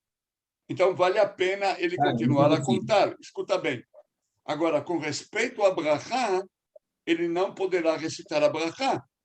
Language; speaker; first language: Portuguese; non-native, fluent; Spanish